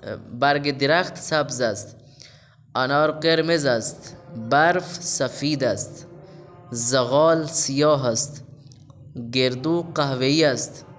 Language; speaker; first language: Persian; non-native, fluent; Urdu